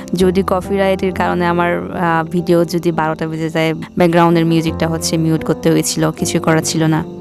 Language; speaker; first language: Bangla; non-native, local second language; Chakma